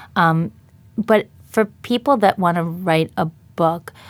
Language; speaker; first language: English; native; English